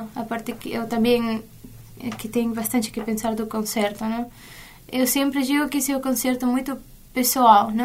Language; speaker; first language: Portuguese; non-native, fluent; Spanish